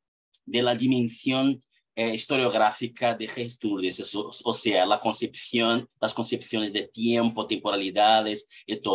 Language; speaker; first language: Spanish; non-native, fluent; Portuguese